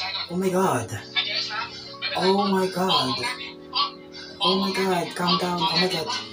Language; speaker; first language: English; non-native, local second language; Filipino